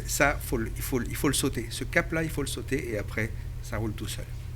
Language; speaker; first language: French; native; French